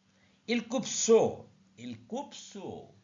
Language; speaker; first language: French; non-native, learner; Nepali